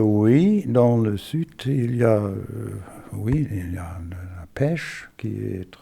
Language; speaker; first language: French; non-native, fluent; German